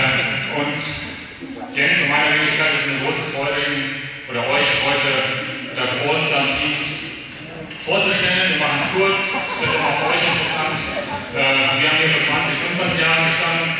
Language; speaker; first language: German; native; German